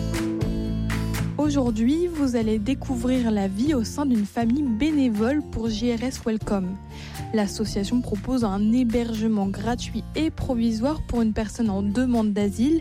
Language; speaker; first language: French; native; French